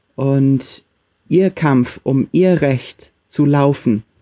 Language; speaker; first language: German; non-native, fluent; English